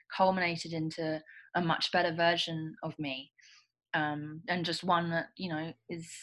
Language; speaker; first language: English; native; English